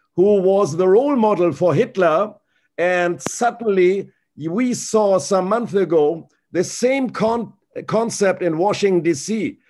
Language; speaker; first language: English; non-native, fluent; German